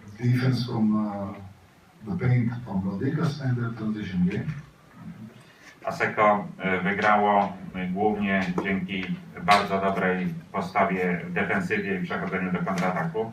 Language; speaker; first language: Polish; native; Polish